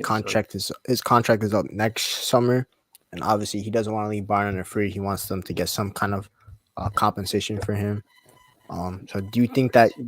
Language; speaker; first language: English; native; English